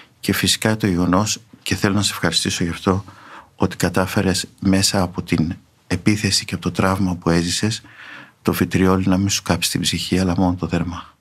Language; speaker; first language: Greek; native; Greek